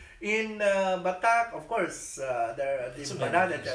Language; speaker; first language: English; non-native, local second language; Iloko